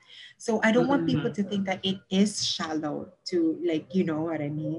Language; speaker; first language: English; non-native, local second language; Cebuano